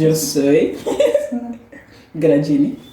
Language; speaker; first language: Portuguese; non-native, learner; Haitian Creole